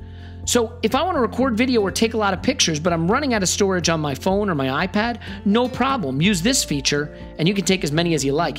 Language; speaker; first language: English; native; English